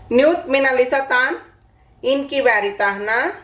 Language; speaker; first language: Finnish; non-native, learner; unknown